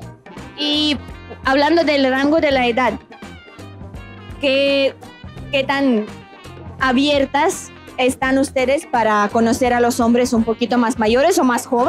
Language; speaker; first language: Spanish; non-native, fluent; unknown